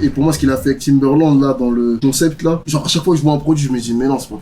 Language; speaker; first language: French; native; French